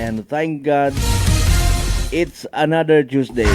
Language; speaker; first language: English; non-native, local second language; Aklanon